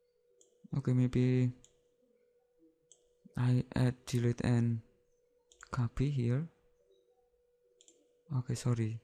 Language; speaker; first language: English; non-native, learner; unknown